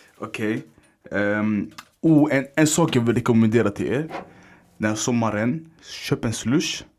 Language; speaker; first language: Swedish; early bilingual, other home language; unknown